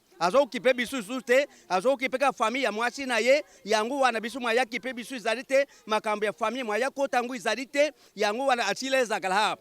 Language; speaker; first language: Lingala; non-native, local second language; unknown